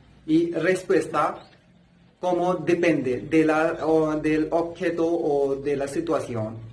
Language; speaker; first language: Spanish; non-native, fluent; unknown